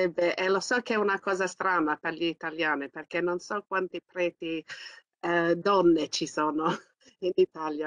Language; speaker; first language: Italian; early bilingual, heritage; English